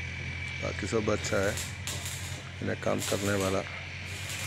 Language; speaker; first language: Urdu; non-native, local second language; Malayalam